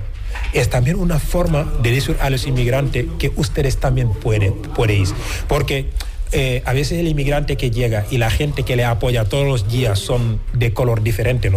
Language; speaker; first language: Spanish; non-native, fluent; Wolof